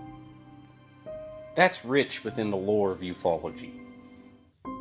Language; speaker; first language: English; native; English